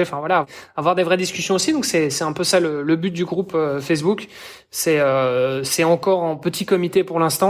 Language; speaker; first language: French; native; French